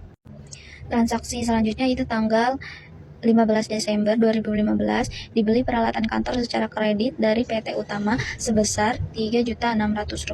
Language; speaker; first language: Indonesian; native; Indonesian